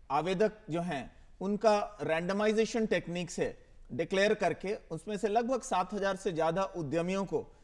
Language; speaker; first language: Hindi; native; Hindi